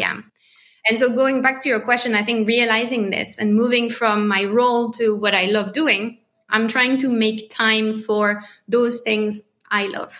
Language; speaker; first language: English; non-native, fluent; French